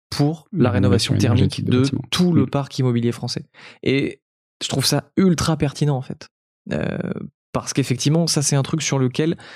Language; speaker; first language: French; native; French